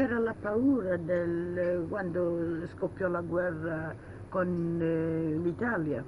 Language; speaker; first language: Italian; early bilingual, heritage; Italian